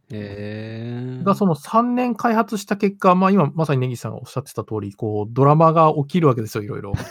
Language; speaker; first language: Japanese; native; Japanese